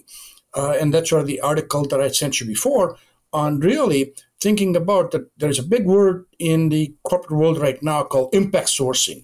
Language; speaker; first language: English; non-native, local second language; Gujarati